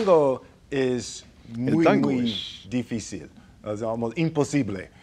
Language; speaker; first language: Spanish; non-native, learner; English